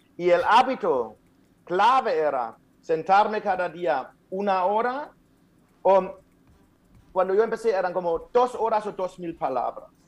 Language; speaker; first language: Spanish; non-native, fluent; German